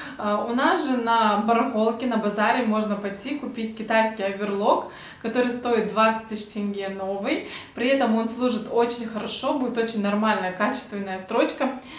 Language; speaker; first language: Russian; native; Russian